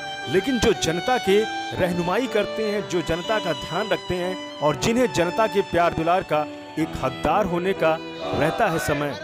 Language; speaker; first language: Hindi; native; Hindi